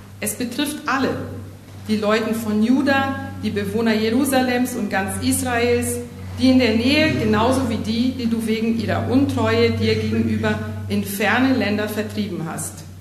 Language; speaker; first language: German; native; German